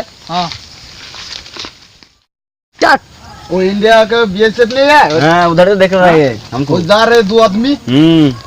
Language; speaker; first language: Hindi; non-native, local second language; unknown